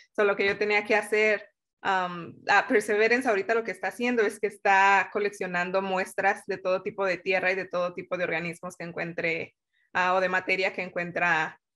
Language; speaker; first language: Spanish; native; Spanish